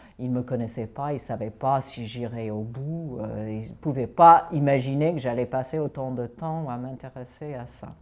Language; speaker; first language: French; early bilingual, heritage; English